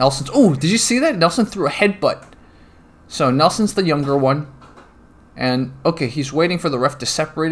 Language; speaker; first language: English; native; English